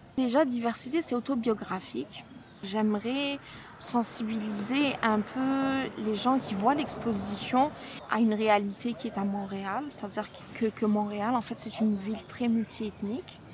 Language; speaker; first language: French; non-native, local second language; Arabic